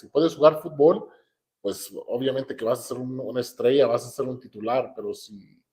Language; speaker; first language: Spanish; early bilingual, other home language; English